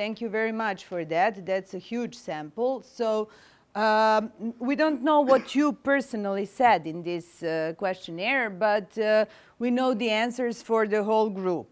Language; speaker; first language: English; non-native, fluent; Serbian